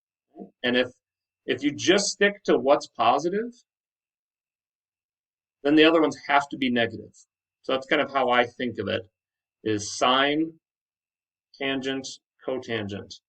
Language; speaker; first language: English; native; English